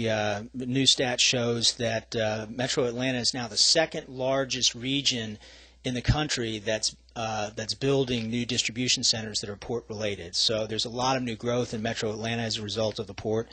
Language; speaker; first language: English; native; English